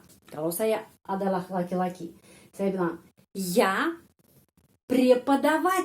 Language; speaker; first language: Indonesian; non-native, fluent; Russian